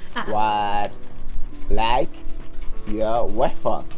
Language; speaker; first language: English; non-native, learner; Korean